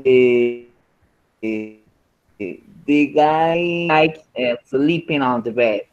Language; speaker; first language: English; non-native, learner; Spanish